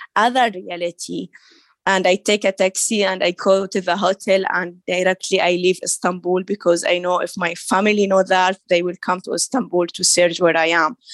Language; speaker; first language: English; non-native, learner; Arabic